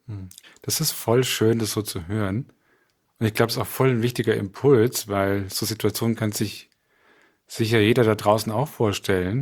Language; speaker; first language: German; native; German